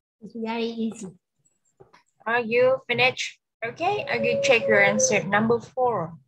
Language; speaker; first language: English; non-native, fluent; Vietnamese